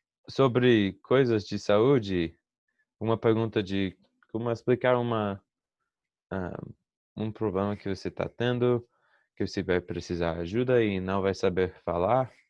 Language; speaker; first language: Portuguese; non-native, fluent; English